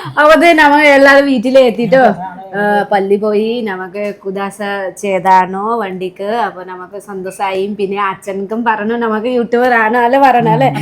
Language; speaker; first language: Malayalam; non-native, learner; Nepali